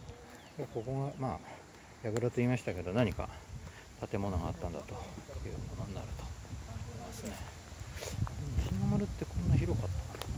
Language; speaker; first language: Japanese; native; Japanese